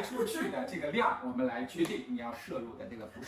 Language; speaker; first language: Chinese; native; Chinese